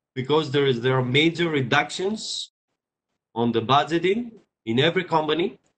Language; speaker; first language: English; non-native, fluent; Greek